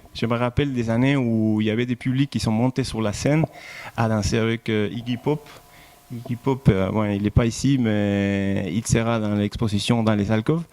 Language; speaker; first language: French; non-native, fluent; Spanish